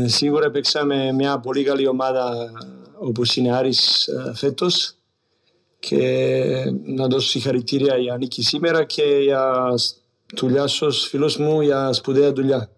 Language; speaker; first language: Greek; non-native, learner; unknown